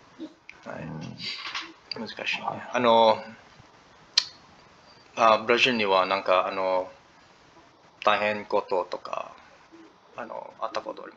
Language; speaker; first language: Japanese; non-native, learner; English